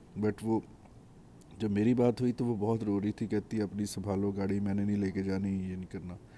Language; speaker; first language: Hindi; native; Hindi